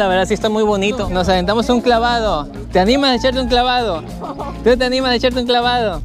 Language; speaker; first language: Spanish; native; Spanish